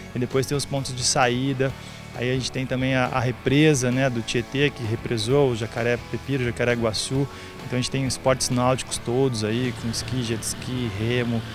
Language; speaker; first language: Portuguese; native; Portuguese